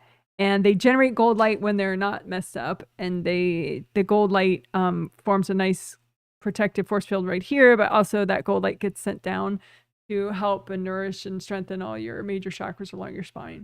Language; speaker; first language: English; native; English